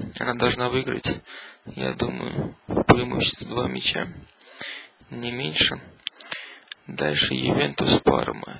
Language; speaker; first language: Russian; native; Russian